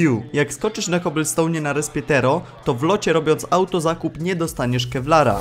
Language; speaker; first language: Polish; native; Polish